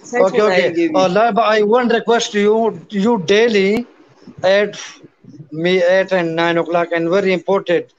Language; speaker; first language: English; non-native, learner; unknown